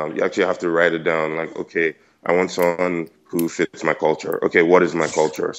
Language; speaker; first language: English; non-native, local second language; Yoruba